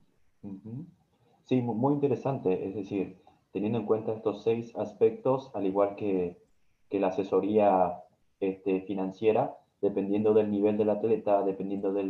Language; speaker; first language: Spanish; native; Spanish